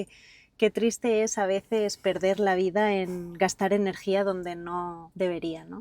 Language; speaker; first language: Spanish; native; Spanish